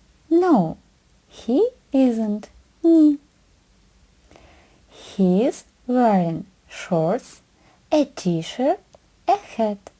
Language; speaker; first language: English; non-native, fluent; Ukrainian